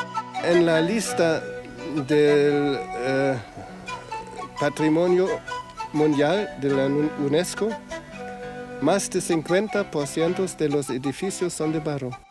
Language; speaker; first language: Spanish; non-native, fluent; German